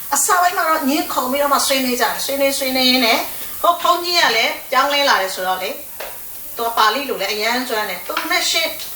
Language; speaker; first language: Burmese; native; Burmese